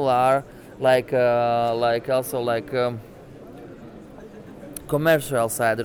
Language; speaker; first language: English; non-native, learner; Latvian